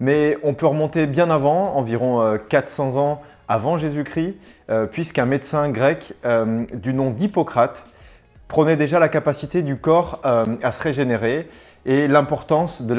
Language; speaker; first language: French; native; French